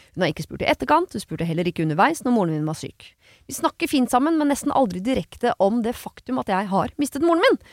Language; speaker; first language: Norwegian; native; Norwegian